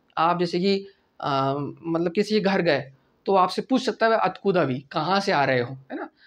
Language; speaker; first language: Hindi; native; Hindi